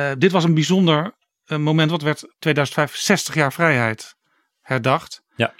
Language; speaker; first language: Dutch; native; Dutch